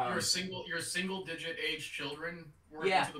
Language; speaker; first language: English; native; English